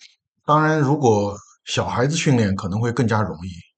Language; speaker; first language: Chinese; native; Chinese